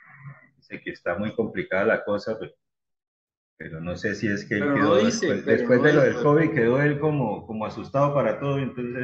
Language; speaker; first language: Spanish; native; Spanish